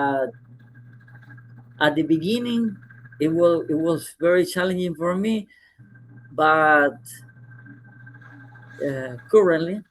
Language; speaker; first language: English; non-native, fluent; Spanish